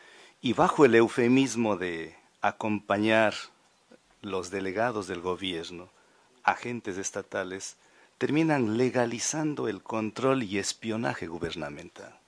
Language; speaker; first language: Spanish; native; Spanish